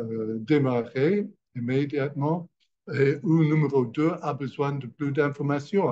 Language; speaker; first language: French; non-native, fluent; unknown